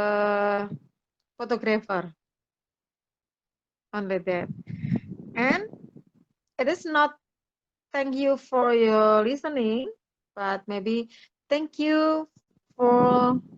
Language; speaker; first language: English; non-native, learner; Indonesian